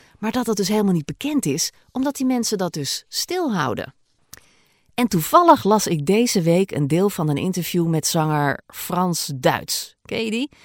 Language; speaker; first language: Dutch; native; Dutch